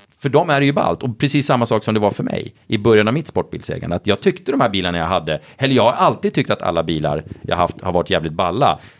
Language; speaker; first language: Swedish; native; Swedish